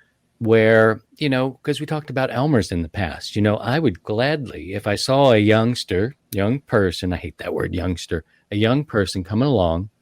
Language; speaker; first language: English; native; English